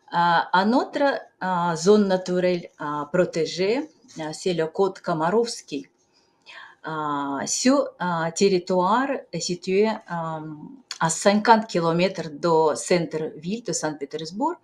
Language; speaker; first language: French; non-native, fluent; Russian